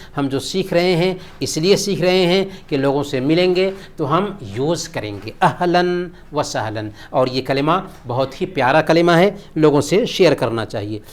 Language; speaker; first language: Urdu; native; Urdu